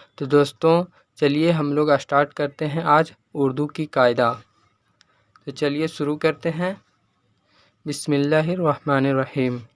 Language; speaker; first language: Urdu; native; Urdu